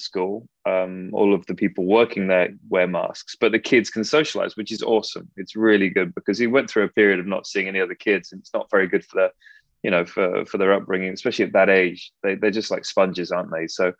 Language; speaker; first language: English; native; English